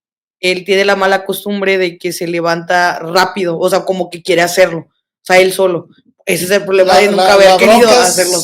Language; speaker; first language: Spanish; native; Spanish